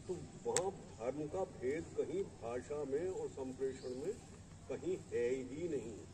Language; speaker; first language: Hindi; native; Hindi